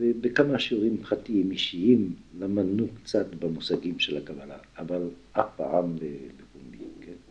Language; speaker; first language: Hebrew; non-native, fluent; French